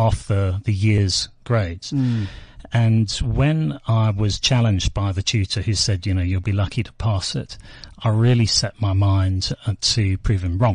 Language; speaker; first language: English; native; English